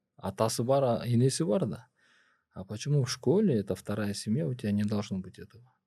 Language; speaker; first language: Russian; non-native, local second language; Kyrgyz